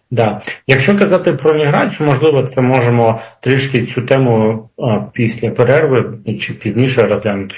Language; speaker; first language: Ukrainian; non-native, local second language; Russian